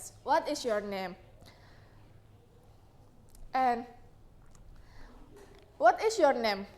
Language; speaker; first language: English; non-native, learner; Indonesian